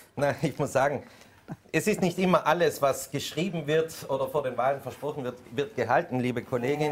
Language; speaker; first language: German; native; German